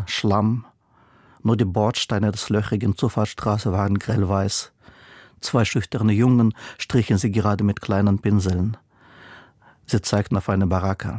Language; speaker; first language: German; non-native, fluent; Russian